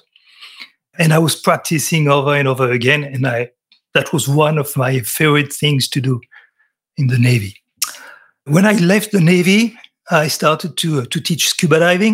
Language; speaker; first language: English; non-native, fluent; French